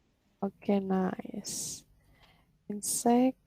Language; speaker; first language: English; non-native, fluent; Indonesian